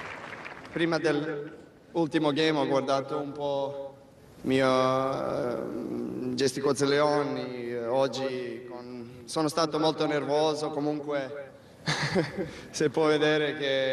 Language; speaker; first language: Italian; non-native, learner; Spanish